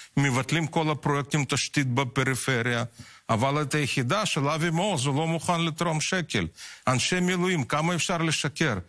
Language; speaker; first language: Hebrew; non-native, fluent; Russian